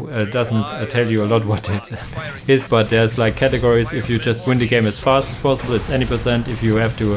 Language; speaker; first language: English; non-native, fluent; German